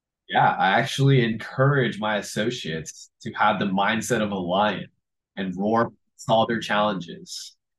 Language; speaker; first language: English; native; English